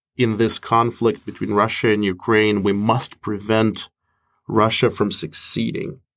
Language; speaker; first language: English; non-native, fluent; Russian